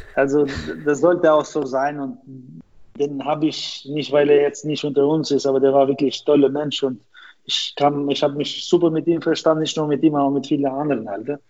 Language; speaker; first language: German; non-native, fluent; Albanian